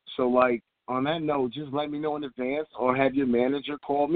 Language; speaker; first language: English; native; English